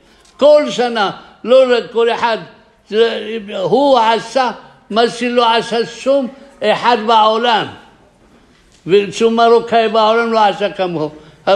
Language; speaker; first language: Hebrew; non-native, fluent; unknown